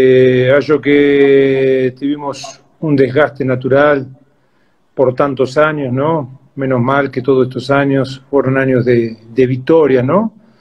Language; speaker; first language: Portuguese; non-native, fluent; Spanish